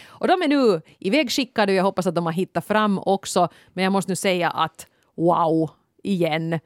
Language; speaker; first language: Swedish; native; Swedish